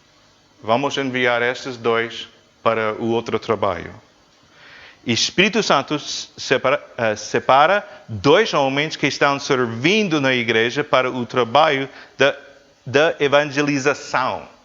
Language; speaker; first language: Portuguese; non-native, fluent; English